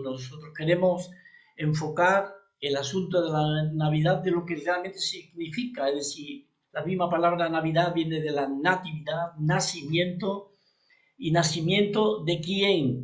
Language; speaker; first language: Spanish; native; Spanish